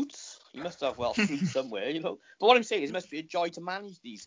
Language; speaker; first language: English; native; English